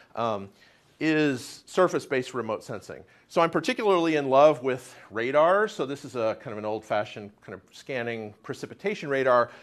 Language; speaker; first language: English; native; English